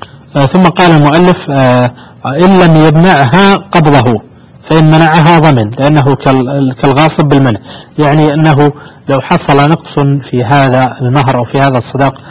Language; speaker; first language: Arabic; native; Arabic